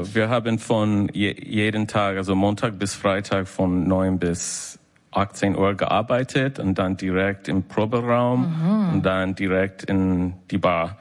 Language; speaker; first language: German; non-native, learner; English